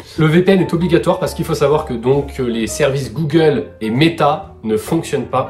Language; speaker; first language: French; native; French